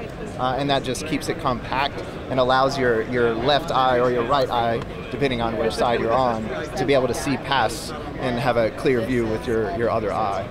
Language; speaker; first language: English; native; English